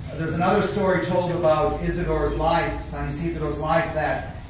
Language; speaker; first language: English; native; English